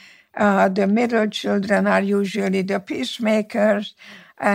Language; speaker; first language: English; non-native, fluent; Hungarian